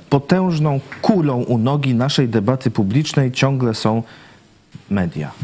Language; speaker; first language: Polish; native; Polish